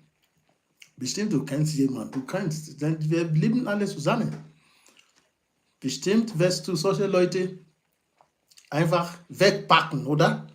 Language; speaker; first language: German; non-native, learner; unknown